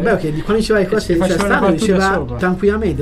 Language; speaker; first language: Italian; native; Italian